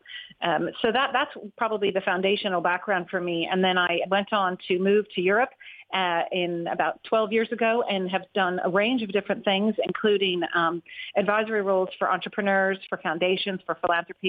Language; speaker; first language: English; native; English